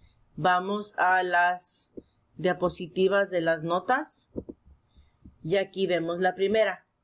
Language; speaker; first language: Spanish; early bilingual, heritage; Spanish